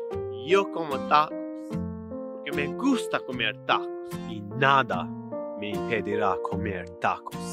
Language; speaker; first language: Spanish; non-native, learner; English